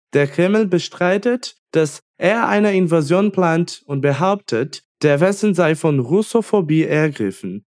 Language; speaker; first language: German; non-native, fluent; Portuguese